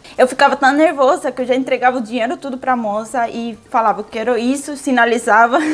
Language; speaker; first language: Portuguese; non-native, fluent; Spanish